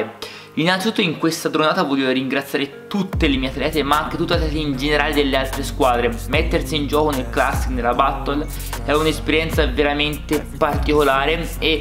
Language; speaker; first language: Italian; native; Italian